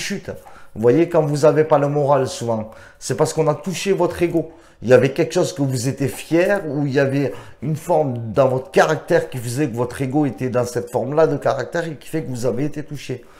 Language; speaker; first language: French; native; French